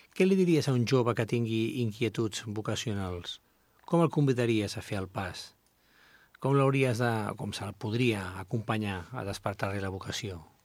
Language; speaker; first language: Catalan; native; Catalan